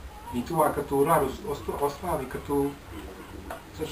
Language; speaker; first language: Bulgarian; non-native, learner; Finnish